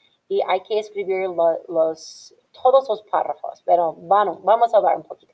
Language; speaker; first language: Spanish; non-native, fluent; English